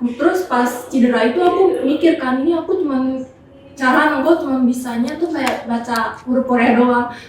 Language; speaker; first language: Indonesian; native; Indonesian